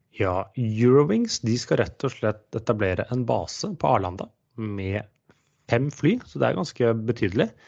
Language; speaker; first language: Norwegian; non-native, fluent; English